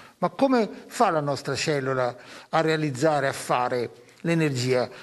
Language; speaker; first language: Italian; native; Italian